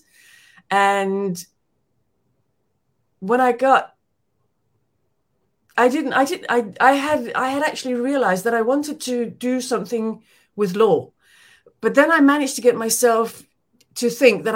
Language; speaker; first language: English; non-native, fluent; Danish